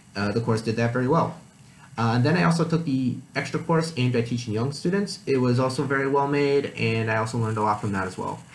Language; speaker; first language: English; native; English